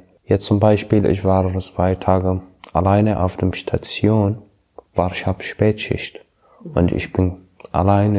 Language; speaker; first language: German; non-native, learner; Arabic